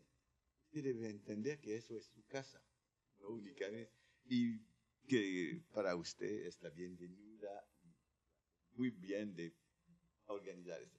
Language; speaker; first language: Spanish; non-native, learner; French